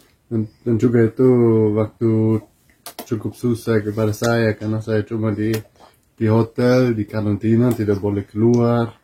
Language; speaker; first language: Indonesian; non-native, learner; German